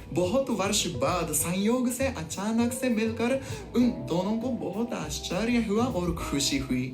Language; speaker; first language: Hindi; non-native, fluent; Japanese